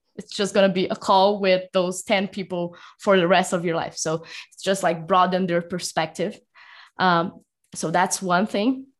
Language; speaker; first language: English; non-native, fluent; Portuguese